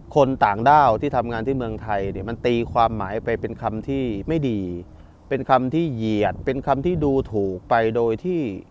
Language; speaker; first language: Thai; native; Thai